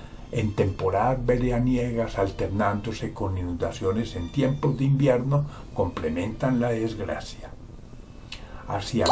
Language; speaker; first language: Spanish; native; Spanish